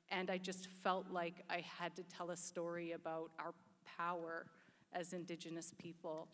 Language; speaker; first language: English; native; English